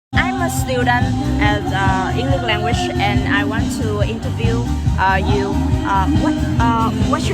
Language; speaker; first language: English; non-native, learner; Vietnamese